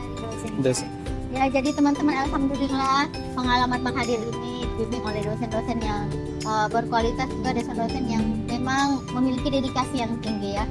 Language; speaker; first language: Indonesian; native; Indonesian